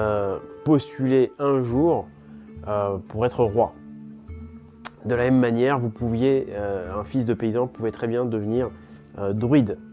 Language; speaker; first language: French; native; French